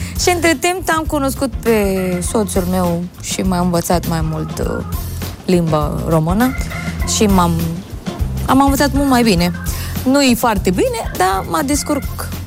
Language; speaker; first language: Romanian; non-native, learner; Filipino